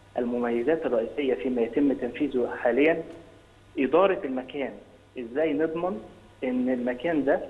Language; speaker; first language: Arabic; native; Arabic